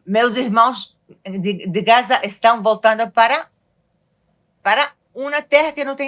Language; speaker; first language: Portuguese; non-native, fluent; Arabic